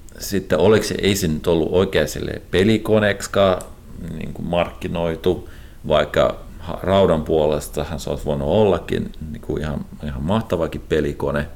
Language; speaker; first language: Finnish; native; Finnish